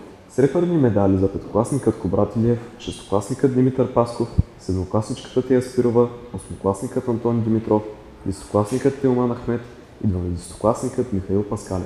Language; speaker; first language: Bulgarian; native; Bulgarian